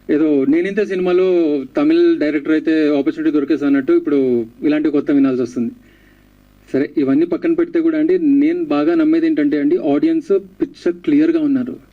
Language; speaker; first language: Telugu; native; Telugu